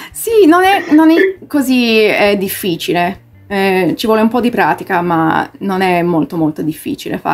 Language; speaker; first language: Italian; early bilingual, heritage; English